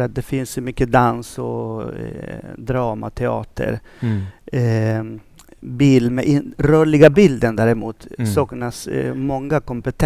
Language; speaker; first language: Swedish; non-native, fluent; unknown